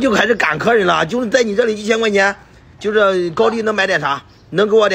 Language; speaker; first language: Chinese; native; Chinese